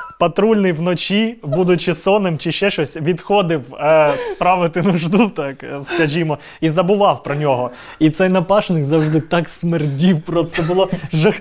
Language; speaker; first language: Ukrainian; native; Ukrainian